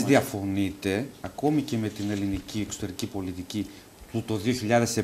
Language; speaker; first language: Greek; native; Greek